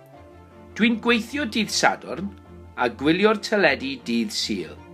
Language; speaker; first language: Welsh; non-native, local second language; English